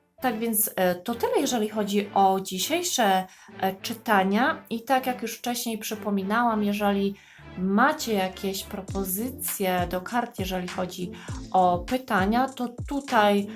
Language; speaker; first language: Polish; native; Polish